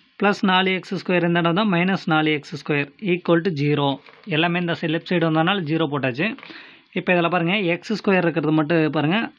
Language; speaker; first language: Tamil; native; Tamil